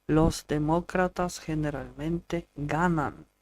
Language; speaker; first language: Spanish; non-native, learner; English